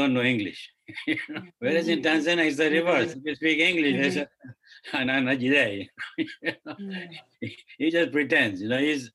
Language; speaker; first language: English; non-native, local second language; Kachhi